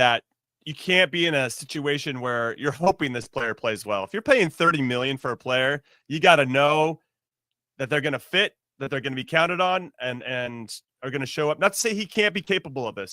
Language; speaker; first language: English; native; English